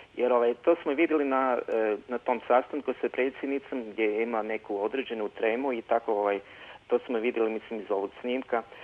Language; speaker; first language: Croatian; early bilingual, heritage; Croatian